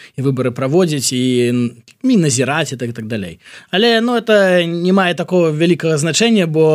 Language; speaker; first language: Belarusian; non-native, local second language; Russian